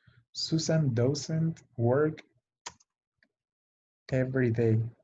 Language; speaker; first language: English; non-native, fluent; Spanish